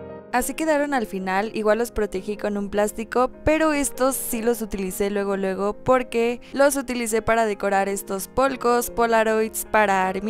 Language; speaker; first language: Spanish; native; Spanish